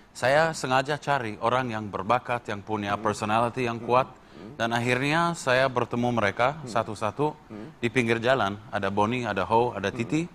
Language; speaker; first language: Indonesian; non-native, fluent; English